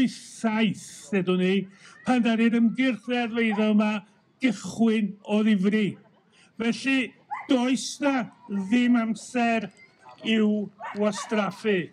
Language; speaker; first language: Welsh; native; Welsh